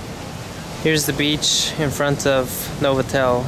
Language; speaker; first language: English; native; English